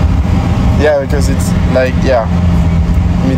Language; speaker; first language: English; non-native, learner; French